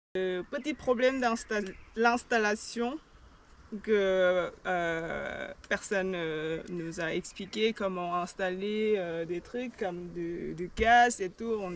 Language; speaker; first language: French; non-native, learner; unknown